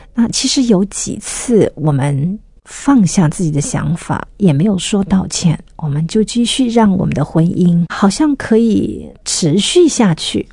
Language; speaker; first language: Chinese; native; Chinese